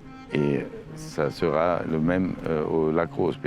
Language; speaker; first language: French; non-native, fluent; Arabic